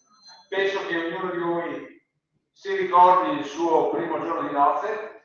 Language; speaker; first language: Italian; native; Italian